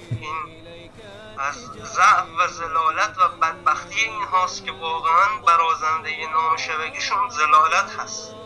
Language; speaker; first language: Persian; non-native, local second language; Baluchi